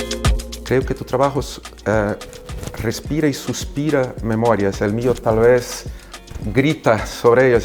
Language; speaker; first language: Spanish; non-native, fluent; Portuguese